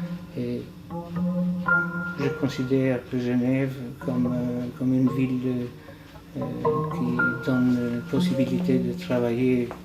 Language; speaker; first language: French; non-native, fluent; Albanian